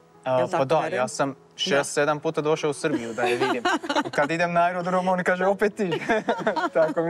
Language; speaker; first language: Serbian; non-native, fluent; Turkish